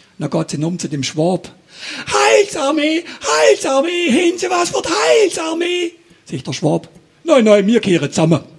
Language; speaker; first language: German; native; German